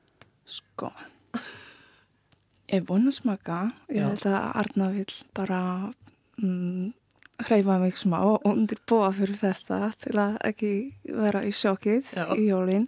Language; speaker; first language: Icelandic; non-native, learner; Polish